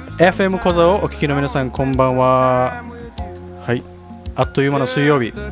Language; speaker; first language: Japanese; native; Japanese